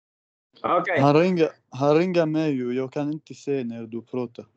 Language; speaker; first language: Swedish; non-native, learner; Arabic